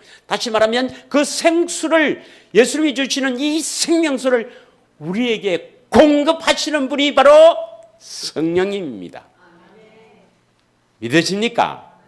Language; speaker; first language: Korean; native; Korean